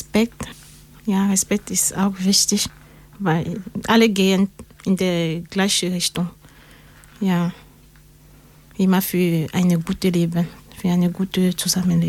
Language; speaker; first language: German; non-native, learner; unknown